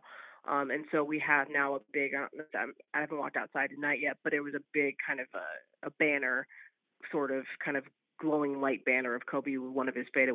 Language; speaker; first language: English; native; English